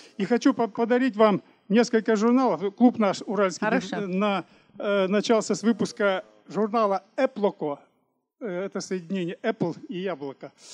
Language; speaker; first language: Russian; native; Russian